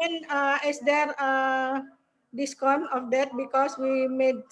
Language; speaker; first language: English; non-native, learner; Indonesian